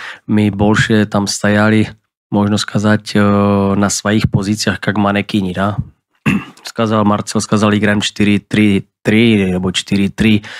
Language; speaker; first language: Russian; non-native, fluent; Czech